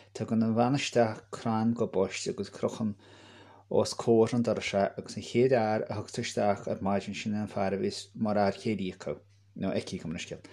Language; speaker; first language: Irish; native; Irish